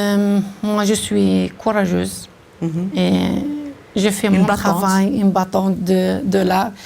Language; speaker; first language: French; non-native, local second language; Arabic